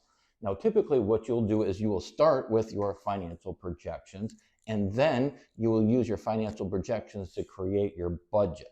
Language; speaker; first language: English; native; English